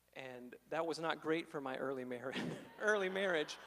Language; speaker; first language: English; native; English